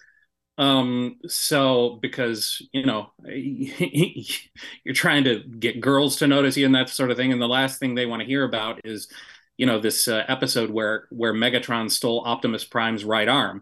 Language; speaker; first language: English; native; English